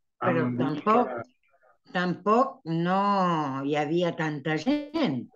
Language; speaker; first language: Catalan; early bilingual, heritage; Spanish